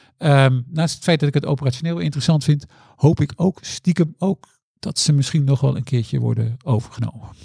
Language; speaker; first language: Dutch; native; Dutch